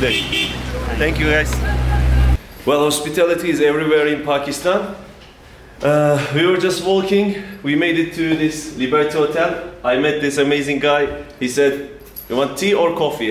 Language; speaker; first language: English; non-native, fluent; Turkish